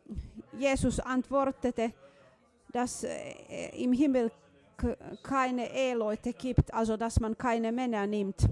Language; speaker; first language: German; non-native, fluent; Finnish